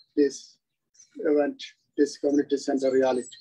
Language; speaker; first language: English; non-native, local second language; Tamil